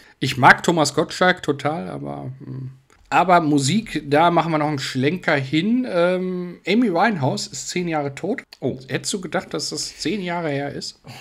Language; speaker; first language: German; native; German